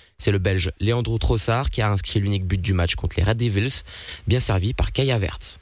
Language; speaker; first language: French; native; French